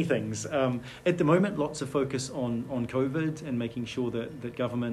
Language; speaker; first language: English; native; English